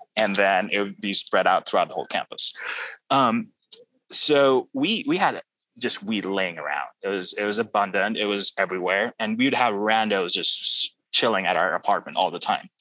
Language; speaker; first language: English; non-native, local second language; Urdu